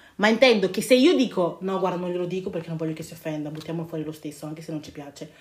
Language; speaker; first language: Italian; early bilingual, other home language; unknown